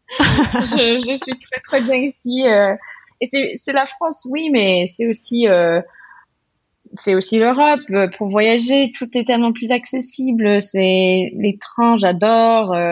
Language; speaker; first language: French; non-native, fluent; English